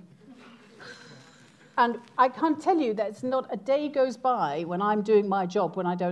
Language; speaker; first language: English; native; English